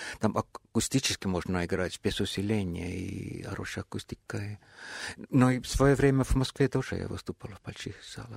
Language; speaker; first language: Russian; non-native, fluent; Estonian